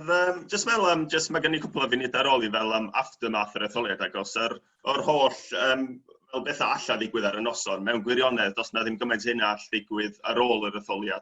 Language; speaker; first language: Welsh; native; Welsh